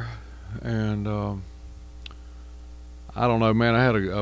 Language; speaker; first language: English; native; English